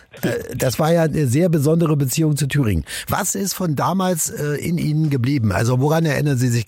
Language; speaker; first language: German; native; German